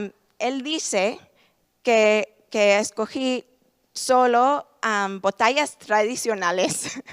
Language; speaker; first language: Spanish; non-native, learner; English